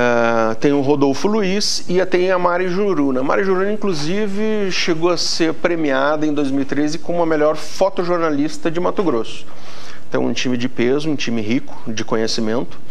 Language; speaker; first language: Portuguese; native; Portuguese